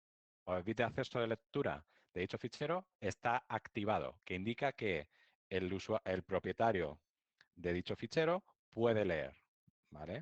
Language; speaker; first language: Spanish; native; Spanish